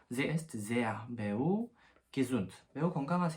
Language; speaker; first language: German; non-native, fluent; Korean